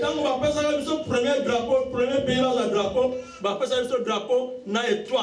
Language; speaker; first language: French; non-native, local second language; Lingala